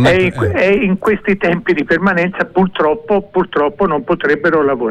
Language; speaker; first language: Italian; native; Italian